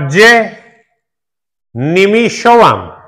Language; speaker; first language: Persian; non-native, fluent; Urdu